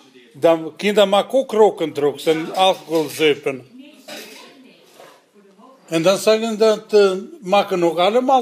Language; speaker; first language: Dutch; non-native, learner; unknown